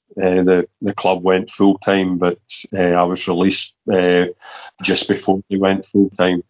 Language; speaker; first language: English; native; English